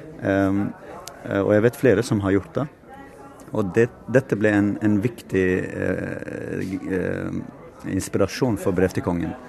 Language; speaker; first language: Norwegian; non-native, fluent; Kurdish